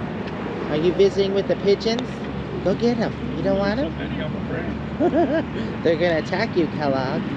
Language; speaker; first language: English; native; English